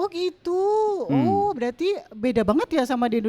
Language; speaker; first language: Indonesian; native; Indonesian